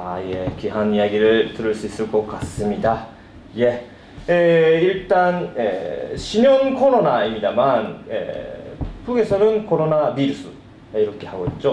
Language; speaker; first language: Korean; early bilingual, heritage; Korean